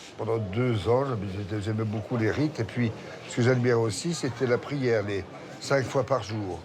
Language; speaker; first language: French; native; French